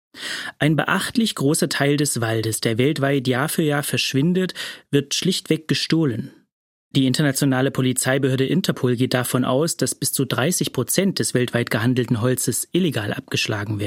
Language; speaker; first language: German; native; German